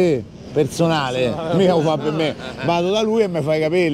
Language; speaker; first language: Italian; native; Italian